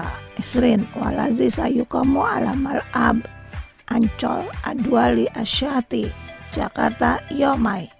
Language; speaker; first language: Arabic; non-native, fluent; Indonesian